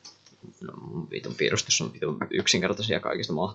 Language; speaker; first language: Finnish; native; Finnish